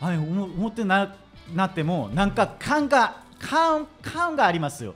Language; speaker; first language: Japanese; non-native, learner; Korean